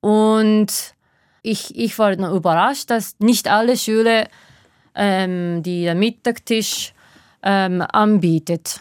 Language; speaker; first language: German; non-native, fluent; Japanese